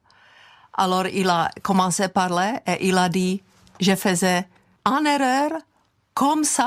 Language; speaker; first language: French; non-native, fluent; Czech